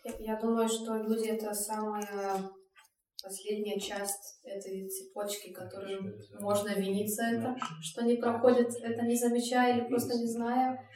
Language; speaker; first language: Russian; non-native, fluent; German